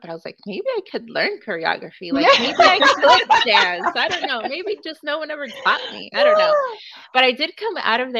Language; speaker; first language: English; native; English